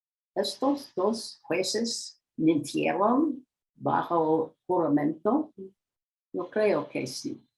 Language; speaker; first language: Spanish; non-native, learner; English